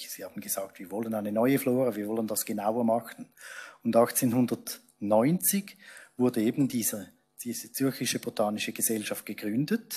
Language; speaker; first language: German; native; German